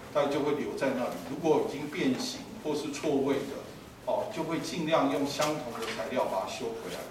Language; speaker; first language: Chinese; native; Chinese